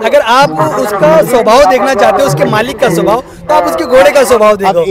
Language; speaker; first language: Hindi; native; Hindi